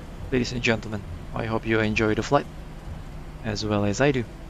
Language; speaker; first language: English; non-native, fluent; Indonesian